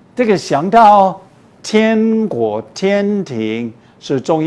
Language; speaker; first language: Chinese; non-native, fluent; English